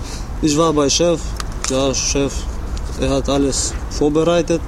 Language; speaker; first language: German; non-native, learner; Albanian